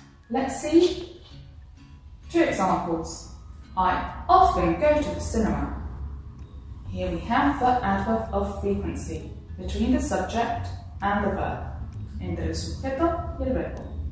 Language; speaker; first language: English; non-native, fluent; Spanish